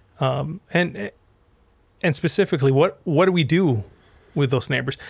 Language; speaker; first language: English; early bilingual, other home language; Arabic